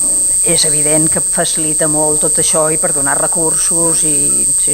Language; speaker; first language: Catalan; native; Catalan